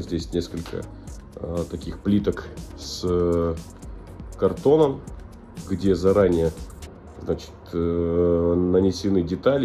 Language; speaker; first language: Russian; native; Russian